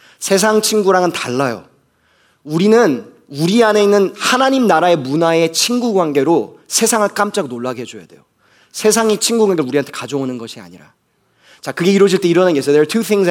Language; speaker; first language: Korean; native; Korean